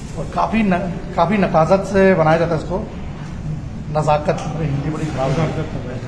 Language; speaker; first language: Hindi; non-native, local second language; Marathi